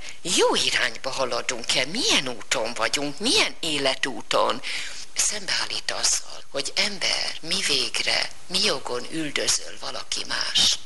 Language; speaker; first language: Hungarian; native; Hungarian